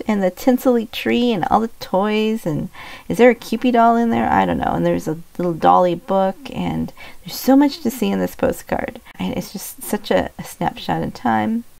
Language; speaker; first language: English; native; English